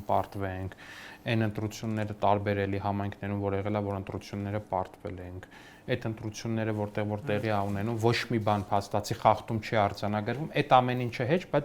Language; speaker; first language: Armenian; native; Armenian